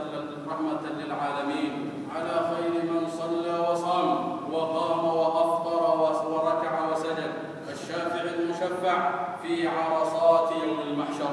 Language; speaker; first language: Arabic; non-native, local second language; Somali